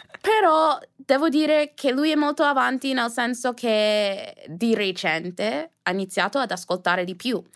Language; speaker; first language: Italian; non-native, fluent; English